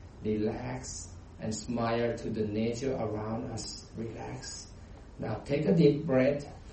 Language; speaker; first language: English; non-native, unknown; Thai